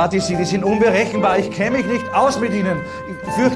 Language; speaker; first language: German; native; German